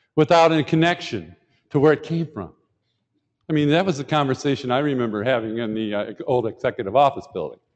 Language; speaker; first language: English; native; English